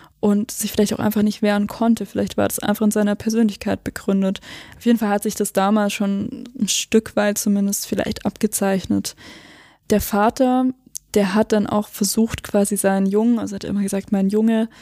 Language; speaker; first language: German; native; German